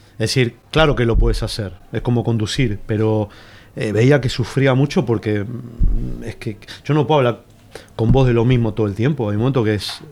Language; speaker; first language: Spanish; native; Spanish